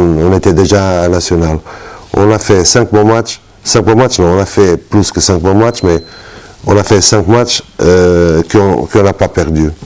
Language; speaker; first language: French; non-native, fluent; Portuguese